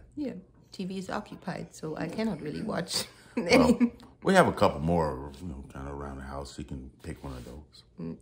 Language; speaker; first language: English; non-native, fluent; German